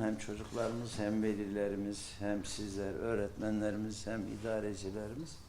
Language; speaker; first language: Turkish; native; Turkish